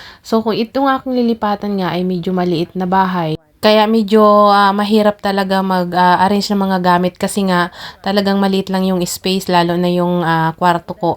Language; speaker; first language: Filipino; native; Filipino